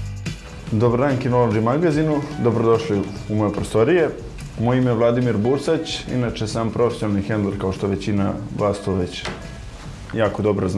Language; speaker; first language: Serbian; native; Serbian